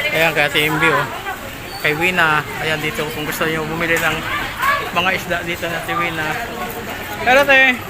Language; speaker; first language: Filipino; native; Filipino